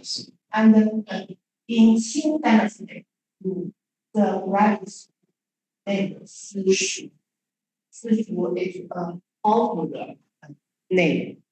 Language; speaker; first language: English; non-native, learner; Chinese